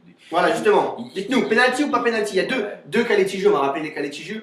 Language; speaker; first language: French; native; French